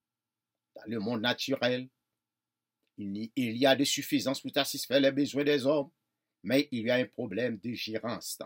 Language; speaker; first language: French; non-native, local second language; Haitian Creole